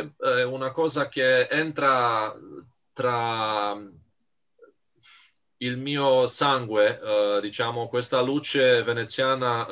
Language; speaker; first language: Italian; non-native, fluent; Romanian